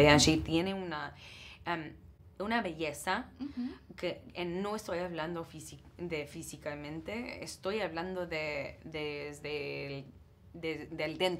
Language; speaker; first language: Spanish; non-native, learner; English